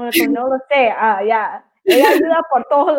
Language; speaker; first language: Spanish; early bilingual, heritage; Spanish